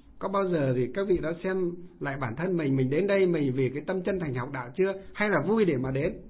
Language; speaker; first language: Vietnamese; native; Vietnamese